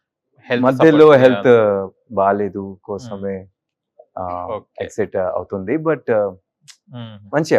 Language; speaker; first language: Telugu; non-native, local second language; Hindi